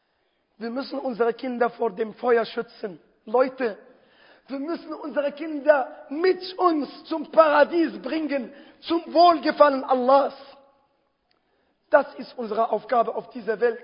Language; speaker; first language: German; non-native, fluent; Arabic